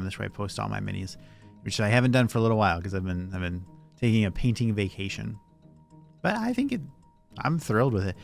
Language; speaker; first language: English; native; English